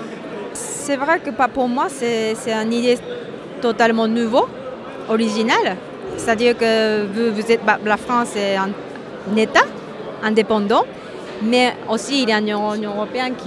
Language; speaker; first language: French; non-native, fluent; Japanese